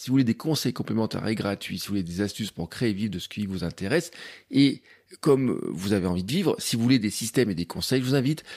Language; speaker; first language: French; native; French